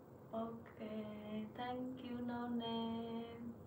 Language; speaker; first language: English; non-native, learner; Vietnamese